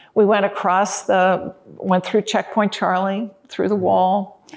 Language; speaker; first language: English; native; English